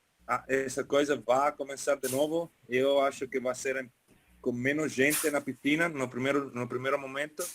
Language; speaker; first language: Portuguese; non-native, fluent; Italian